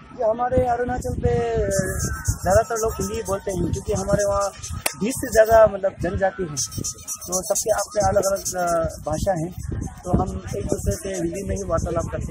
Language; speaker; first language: Hindi; non-native, local second language; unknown